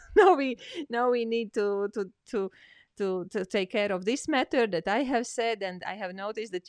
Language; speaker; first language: English; non-native, fluent; Latvian